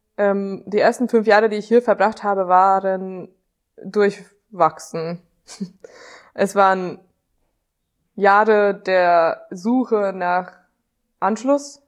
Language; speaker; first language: German; non-native, fluent; Hungarian